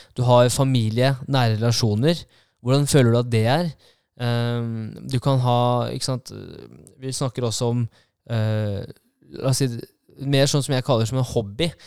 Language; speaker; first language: Norwegian; native; Norwegian